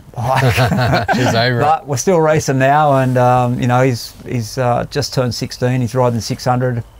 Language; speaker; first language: English; native; English